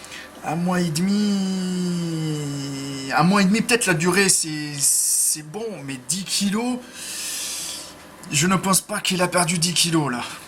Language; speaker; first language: French; native; French